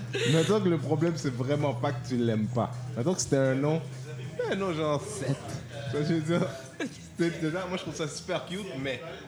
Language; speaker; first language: French; native; French